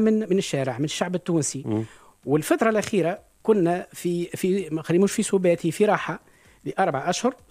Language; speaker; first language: Arabic; native; Arabic